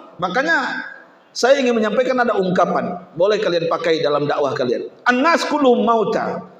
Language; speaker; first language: Indonesian; native; Indonesian